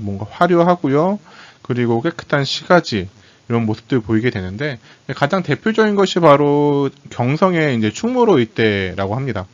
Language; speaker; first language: Korean; native; Korean